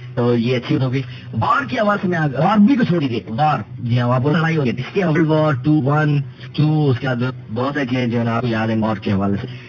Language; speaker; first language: Urdu; native; Urdu